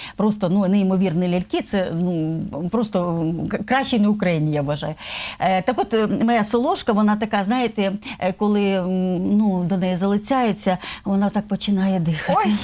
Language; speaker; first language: Ukrainian; native; Ukrainian